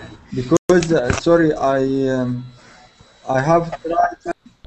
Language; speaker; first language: English; non-native, learner; Arabic